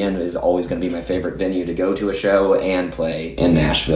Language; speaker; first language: English; native; English